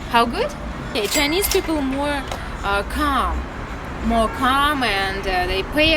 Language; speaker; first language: English; non-native, learner; Russian